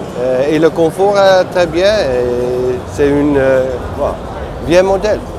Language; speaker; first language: French; non-native, learner; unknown